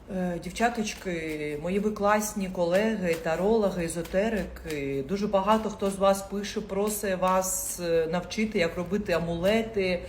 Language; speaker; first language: Ukrainian; non-native, local second language; Russian